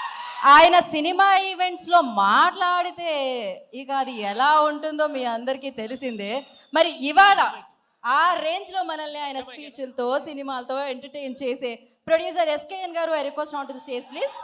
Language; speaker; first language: Telugu; native; Telugu